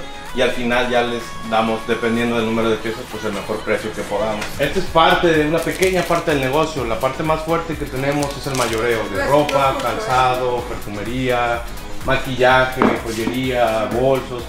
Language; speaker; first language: Spanish; native; Spanish